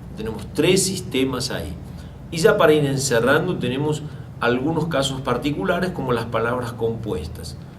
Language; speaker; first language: Spanish; non-native, fluent; Portuguese